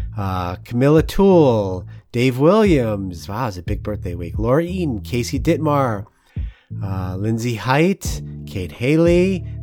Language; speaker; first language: English; native; English